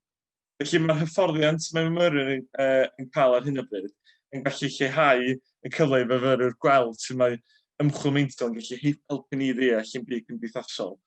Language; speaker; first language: Welsh; native; Welsh